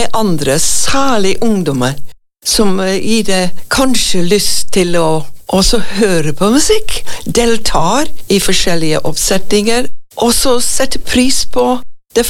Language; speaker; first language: Norwegian; non-native, fluent; English